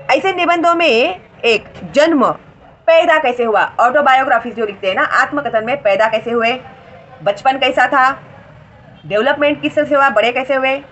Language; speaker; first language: Hindi; non-native, local second language; Marathi